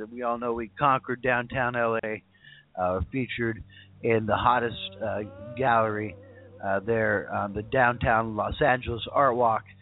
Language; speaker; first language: English; native; English